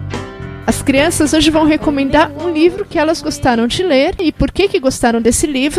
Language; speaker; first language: Portuguese; native; Portuguese